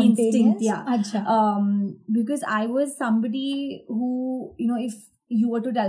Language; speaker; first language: English; non-native, local second language; Gujarati